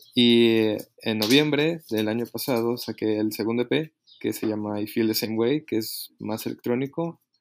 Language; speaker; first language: Spanish; native; Spanish